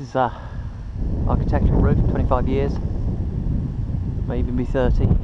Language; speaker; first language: English; native; English